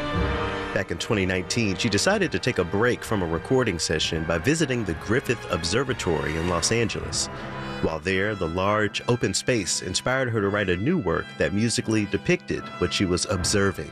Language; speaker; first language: English; native; English